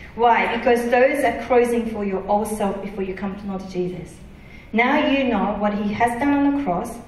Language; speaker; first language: English; non-native, fluent; Japanese